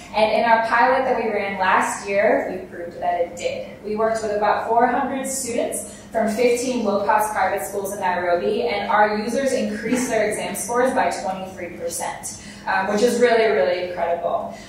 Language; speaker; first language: English; native; English